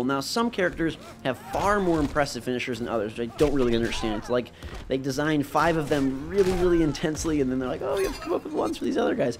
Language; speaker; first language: English; native; English